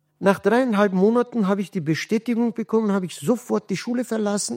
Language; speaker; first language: German; non-native, fluent; Kurdish